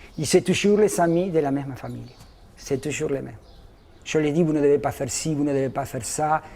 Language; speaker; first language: French; non-native, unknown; Spanish